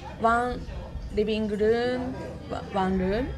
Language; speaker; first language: English; non-native, learner; Japanese